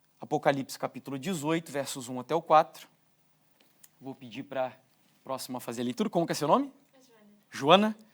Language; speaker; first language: Portuguese; native; Portuguese